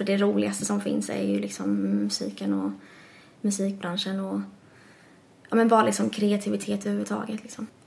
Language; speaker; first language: Swedish; early bilingual, other home language; English